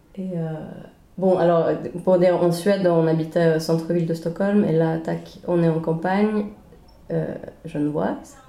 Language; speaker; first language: French; early bilingual, other home language; Swedish